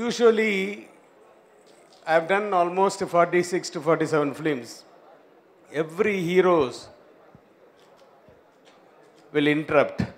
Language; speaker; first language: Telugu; non-native, fluent; Tamil